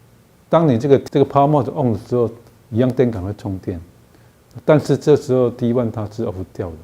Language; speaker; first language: Chinese; native; Chinese